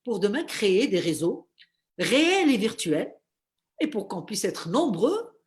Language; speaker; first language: French; non-native, local second language; Arabic